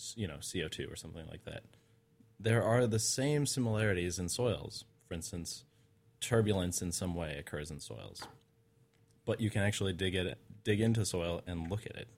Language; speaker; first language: English; native; English